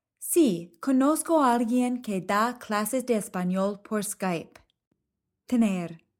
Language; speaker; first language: Spanish; non-native, fluent; English